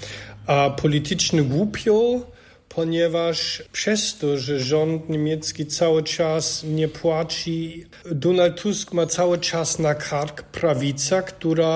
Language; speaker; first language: Polish; non-native, fluent; German